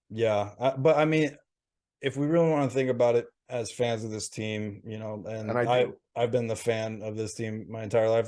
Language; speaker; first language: English; native; English